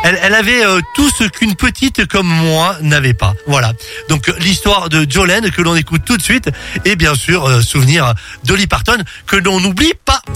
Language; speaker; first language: French; native; French